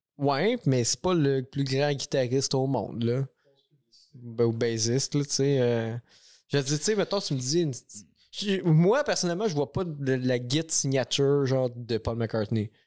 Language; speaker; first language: French; native; French